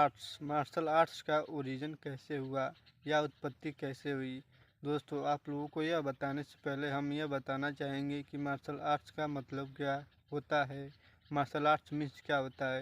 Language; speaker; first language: Hindi; native; Hindi